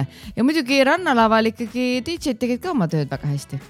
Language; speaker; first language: Estonian; native; Estonian